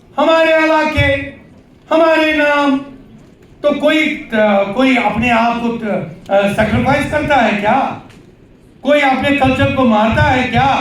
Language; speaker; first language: Urdu; non-native, local second language; Kashmiri